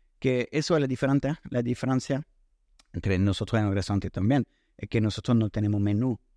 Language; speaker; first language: Spanish; non-native, fluent; French